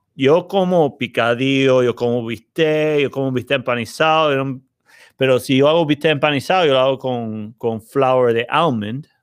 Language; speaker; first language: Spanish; early bilingual, heritage; Spanish